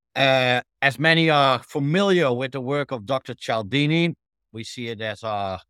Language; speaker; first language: English; non-native, fluent; Dutch